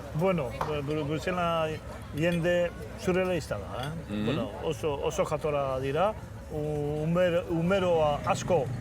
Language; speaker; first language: Basque; early bilingual, heritage; Basque